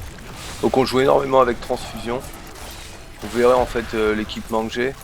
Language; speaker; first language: French; native; French